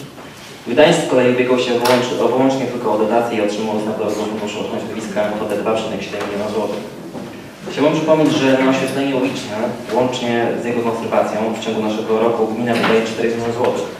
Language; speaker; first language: Polish; native; Polish